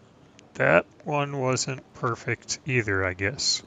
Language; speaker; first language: English; native; English